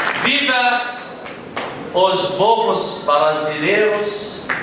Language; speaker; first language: Portuguese; non-native, learner; Arabic